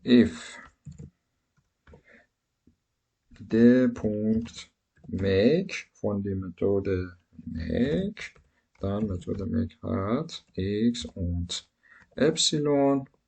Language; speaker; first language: German; non-native, learner; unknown